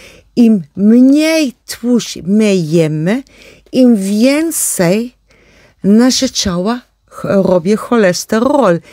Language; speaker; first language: Polish; non-native, learner; Dutch